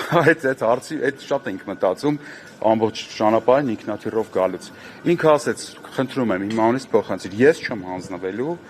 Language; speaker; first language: Armenian; native; Armenian